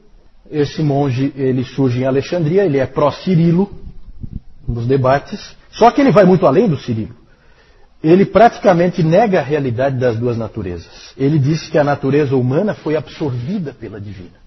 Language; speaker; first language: Portuguese; native; Portuguese